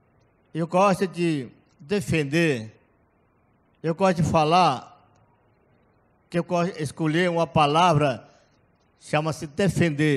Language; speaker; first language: Portuguese; non-native, local second language; Yanomámi